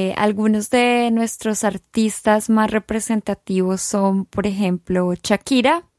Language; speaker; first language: Spanish; native; Spanish